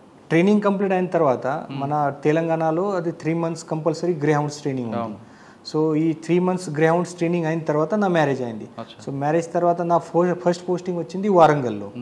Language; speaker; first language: Telugu; non-native, learner; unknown